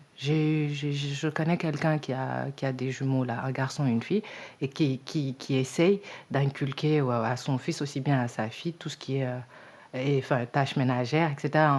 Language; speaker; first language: French; early bilingual, other home language; Wolof